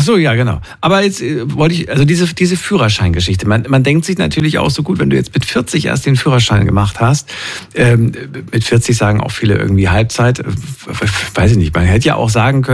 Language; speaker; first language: German; native; German